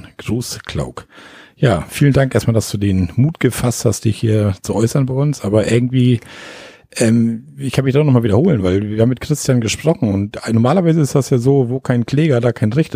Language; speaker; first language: German; native; German